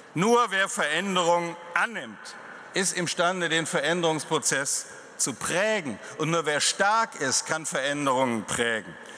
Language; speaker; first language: German; native; German